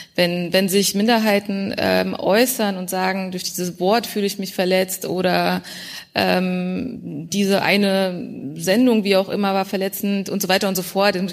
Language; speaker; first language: German; early bilingual, other home language; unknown